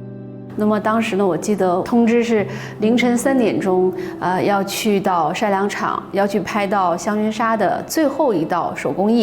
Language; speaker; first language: Chinese; native; Chinese